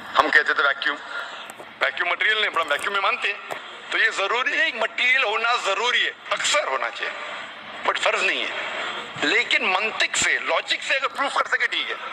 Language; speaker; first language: Hindi; non-native, local second language; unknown